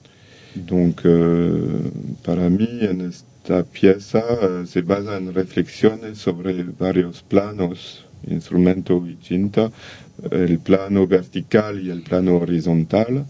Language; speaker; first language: Spanish; non-native, learner; French